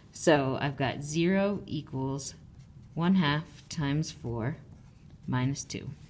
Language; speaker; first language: English; native; English